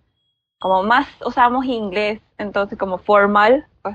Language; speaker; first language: Spanish; non-native, learner; Filipino